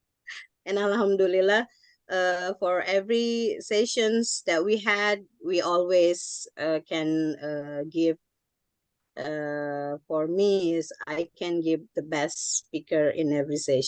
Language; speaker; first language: English; non-native, fluent; Indonesian